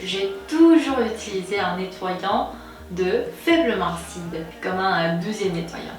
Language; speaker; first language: French; non-native, fluent; Korean